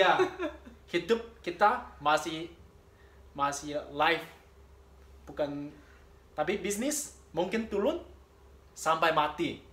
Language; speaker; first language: Indonesian; non-native, learner; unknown